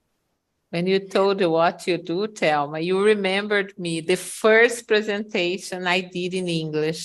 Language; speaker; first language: English; non-native, fluent; Portuguese